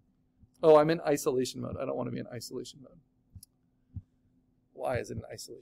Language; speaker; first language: English; native; English